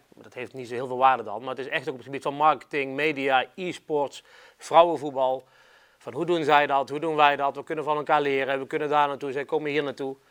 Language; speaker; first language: Dutch; native; Dutch